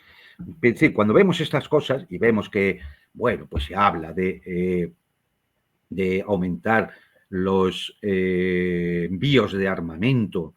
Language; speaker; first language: Spanish; native; Spanish